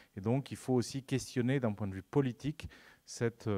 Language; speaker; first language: French; non-native, fluent; Spanish